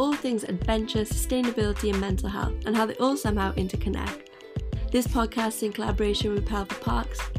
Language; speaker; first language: English; native; English